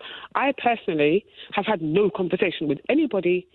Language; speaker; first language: English; native; English